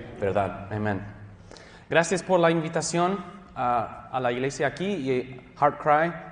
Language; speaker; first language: Spanish; non-native, fluent; English